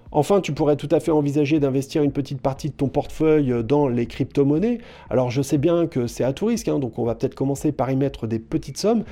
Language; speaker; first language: French; native; French